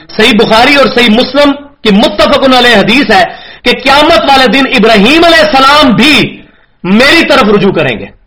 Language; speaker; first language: Urdu; non-native, local second language; Punjabi